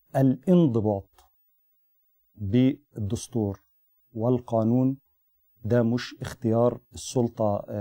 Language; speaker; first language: Arabic; native; Arabic